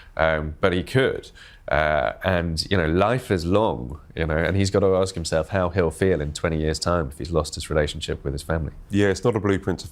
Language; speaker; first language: English; native; English